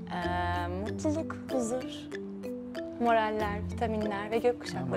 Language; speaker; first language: Turkish; native; Turkish